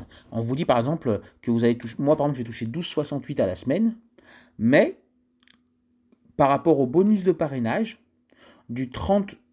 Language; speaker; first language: French; native; French